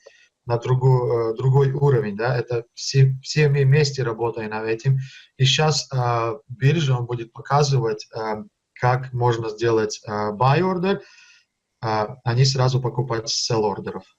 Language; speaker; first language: Russian; early bilingual, heritage; Russian